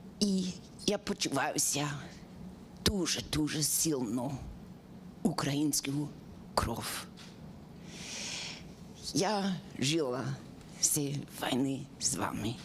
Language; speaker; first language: Ukrainian; non-native, learner; English